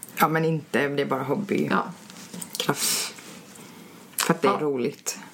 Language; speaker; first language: Swedish; early bilingual, other home language; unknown